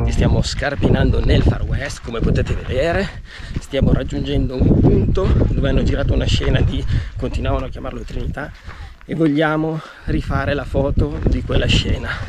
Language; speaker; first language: Italian; native; Italian